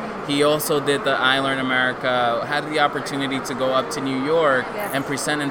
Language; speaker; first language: English; early bilingual, other home language; Spanish